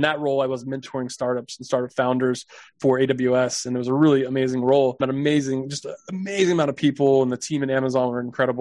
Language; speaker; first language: English; native; English